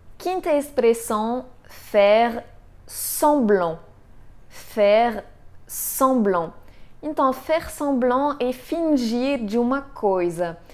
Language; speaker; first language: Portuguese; non-native, fluent; French